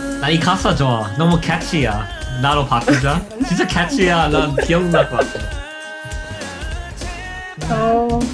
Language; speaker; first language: Korean; non-native, learner; English